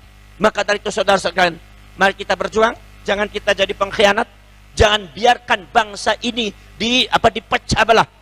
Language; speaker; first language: Indonesian; non-native, local second language; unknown